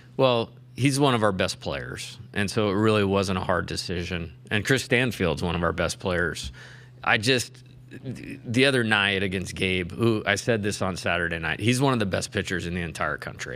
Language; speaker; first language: English; native; English